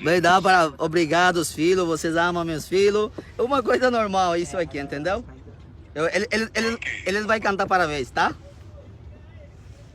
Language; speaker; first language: Portuguese; non-native, learner; Bangla